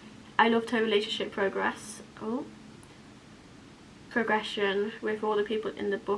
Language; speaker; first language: English; native; English